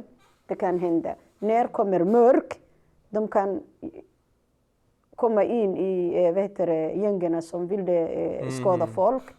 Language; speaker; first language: Swedish; non-native, learner; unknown